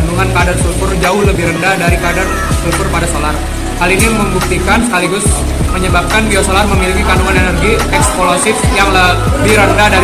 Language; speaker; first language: Indonesian; native; Indonesian